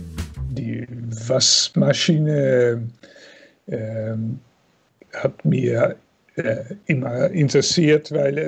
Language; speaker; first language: German; non-native, fluent; Dutch